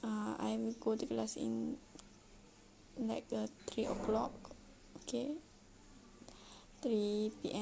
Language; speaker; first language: English; non-native, learner; Malay